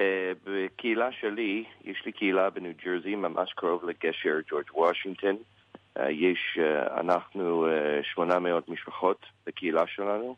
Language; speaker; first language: Hebrew; non-native, learner; English